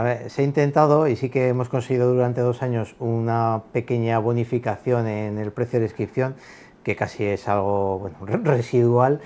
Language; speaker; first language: Spanish; native; Spanish